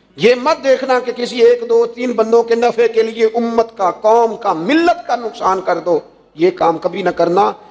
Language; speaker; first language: Urdu; non-native, local second language; Punjabi